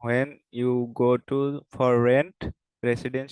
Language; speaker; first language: English; non-native, learner; Bangla